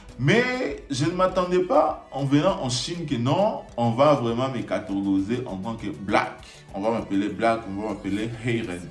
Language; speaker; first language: French; non-native, local second language; Lingala